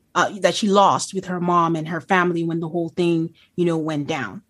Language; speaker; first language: English; non-native, local second language; Yoruba